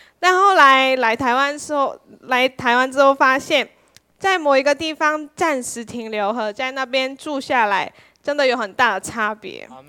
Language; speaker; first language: Chinese; non-native, fluent; Korean